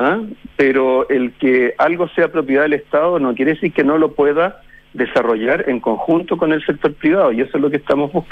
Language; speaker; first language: Spanish; native; Spanish